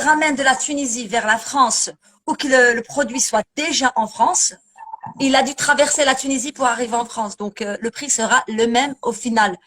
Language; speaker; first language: French; early bilingual, other home language; Arabic